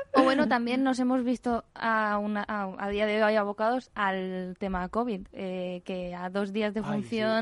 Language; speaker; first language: Spanish; native; Spanish